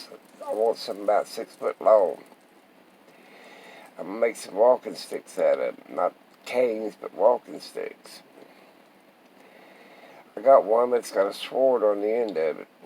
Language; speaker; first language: English; native; English